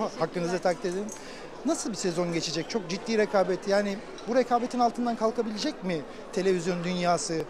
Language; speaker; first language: Turkish; native; Turkish